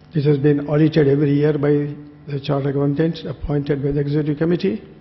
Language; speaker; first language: English; non-native, local second language; Telugu